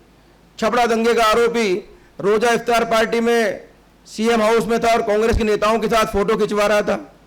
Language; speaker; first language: Hindi; native; Hindi